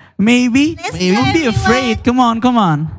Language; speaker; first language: English; non-native, learner; Indonesian